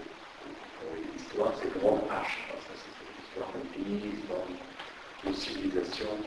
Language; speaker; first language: French; non-native, fluent; Persian